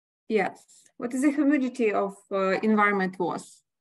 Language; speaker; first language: English; non-native, learner; Ukrainian